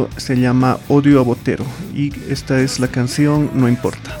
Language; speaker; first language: Spanish; native; Spanish